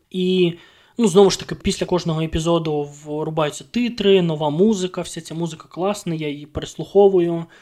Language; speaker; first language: Ukrainian; non-native, local second language; Russian